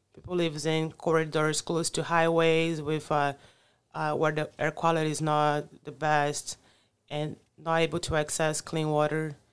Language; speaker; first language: English; non-native, fluent; Portuguese